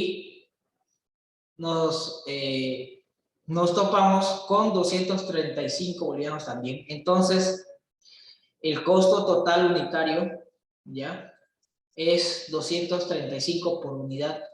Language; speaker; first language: Spanish; native; Spanish